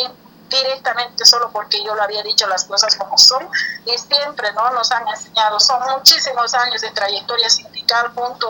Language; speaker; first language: Spanish; native; Spanish